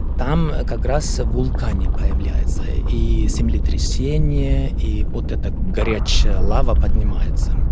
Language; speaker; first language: Russian; non-native, fluent; Icelandic